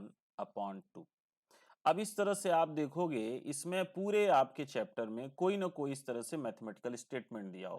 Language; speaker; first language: Hindi; native; Hindi